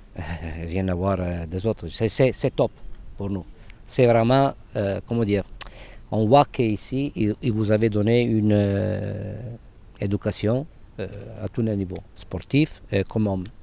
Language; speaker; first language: French; non-native, fluent; Italian